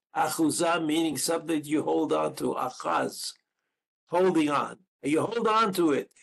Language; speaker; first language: English; native; English